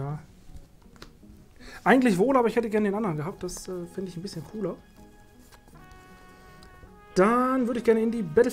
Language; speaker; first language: German; native; German